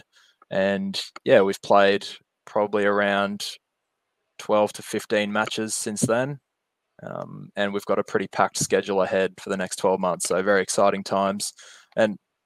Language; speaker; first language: English; non-native, local second language; Japanese